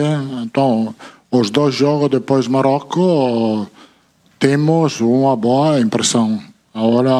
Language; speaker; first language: Portuguese; non-native, fluent; Italian